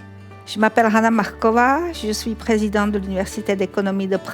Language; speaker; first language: French; non-native, fluent; Czech